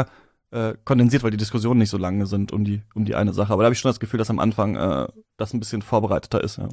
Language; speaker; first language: German; native; German